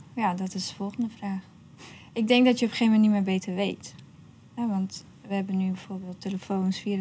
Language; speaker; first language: Dutch; early bilingual, other home language; Persian